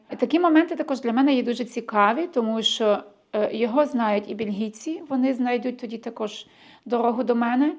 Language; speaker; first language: Ukrainian; early bilingual, heritage; Ukrainian